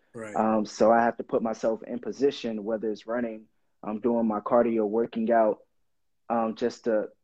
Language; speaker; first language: English; native; English